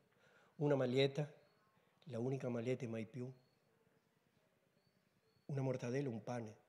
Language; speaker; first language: Italian; non-native, learner; Spanish